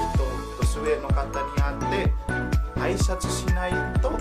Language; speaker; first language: Japanese; non-native, learner; Indonesian